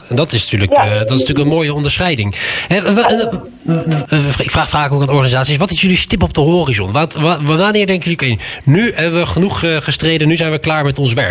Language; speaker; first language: Dutch; native; Dutch